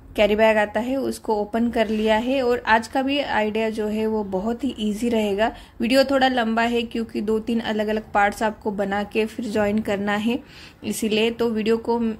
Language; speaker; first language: Hindi; non-native, local second language; Marathi